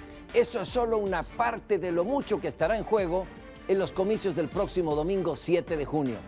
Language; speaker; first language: Spanish; native; Spanish